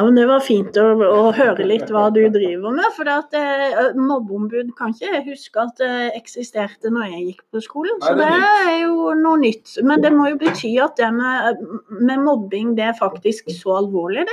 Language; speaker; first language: Norwegian; native; Norwegian